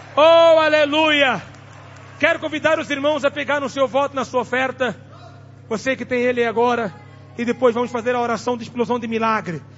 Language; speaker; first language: Portuguese; non-native, local second language; Tsonga